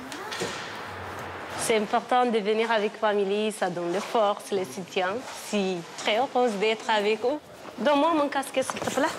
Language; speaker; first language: French; non-native, learner; Tigrinya